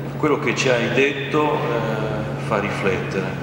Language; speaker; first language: Italian; native; Italian